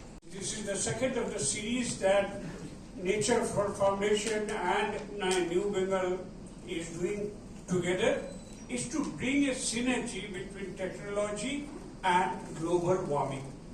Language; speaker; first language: English; non-native, local second language; Bangla